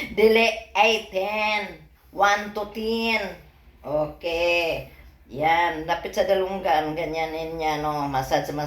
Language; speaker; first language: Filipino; non-native, local second language; Cebuano